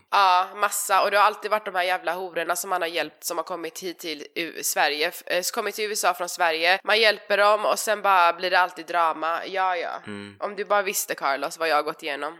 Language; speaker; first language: Swedish; early bilingual, other home language; Persian